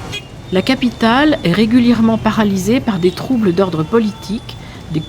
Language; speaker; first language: French; native; French